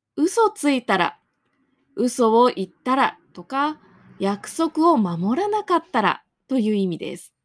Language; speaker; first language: Japanese; native; Japanese